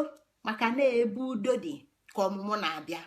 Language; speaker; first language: Igbo; native; Igbo